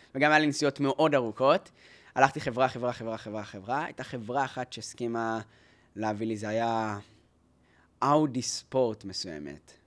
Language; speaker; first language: Hebrew; native; Hebrew